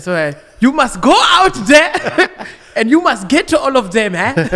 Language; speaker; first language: English; early bilingual, other home language; Lingala